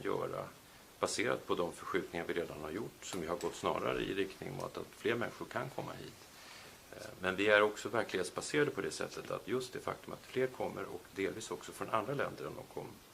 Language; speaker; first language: Swedish; native; Swedish